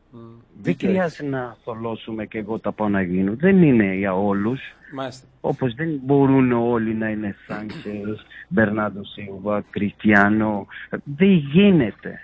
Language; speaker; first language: Greek; non-native, fluent; Portuguese